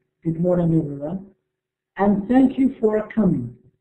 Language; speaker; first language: English; non-native, fluent; Arabic